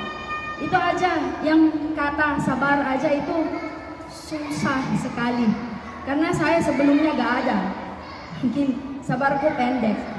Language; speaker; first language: Indonesian; non-native, learner; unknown